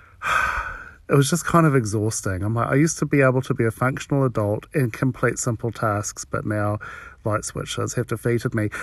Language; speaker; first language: English; native; English